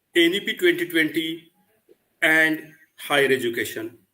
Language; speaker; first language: English; non-native, local second language; Marathi